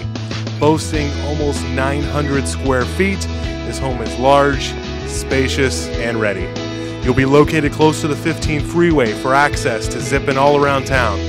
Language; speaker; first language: English; native; English